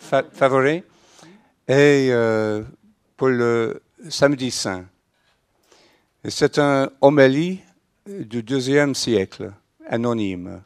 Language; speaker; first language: French; non-native, fluent; English